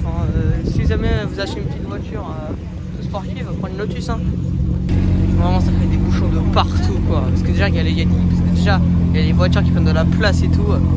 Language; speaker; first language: French; native; French